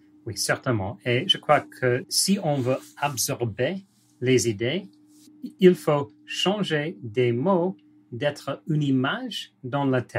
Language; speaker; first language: French; non-native, learner; English